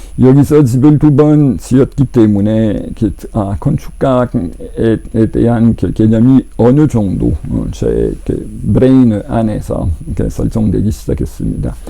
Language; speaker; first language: Korean; non-native, fluent; French